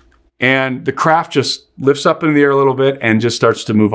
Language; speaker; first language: English; native; English